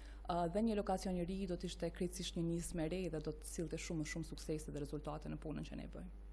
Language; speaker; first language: Albanian; native; Albanian